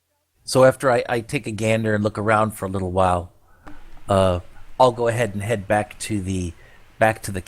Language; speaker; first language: English; native; English